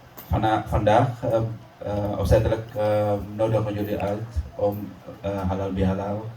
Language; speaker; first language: Dutch; non-native, learner; Indonesian